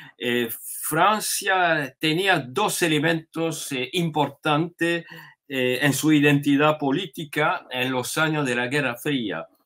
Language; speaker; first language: Spanish; non-native, fluent; French